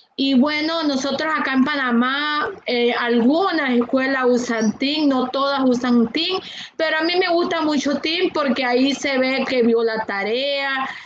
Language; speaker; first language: Spanish; native; Spanish